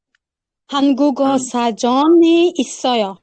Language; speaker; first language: Korean; non-native, learner; Uzbek